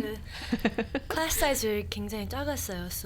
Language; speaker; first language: Korean; early bilingual, heritage; Korean